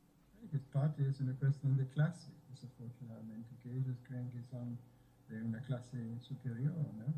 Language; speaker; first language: Spanish; non-native, fluent; English